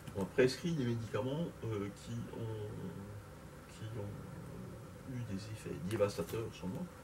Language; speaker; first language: French; native; French